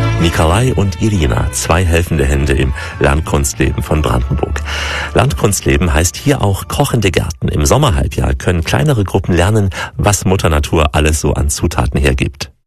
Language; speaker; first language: German; native; German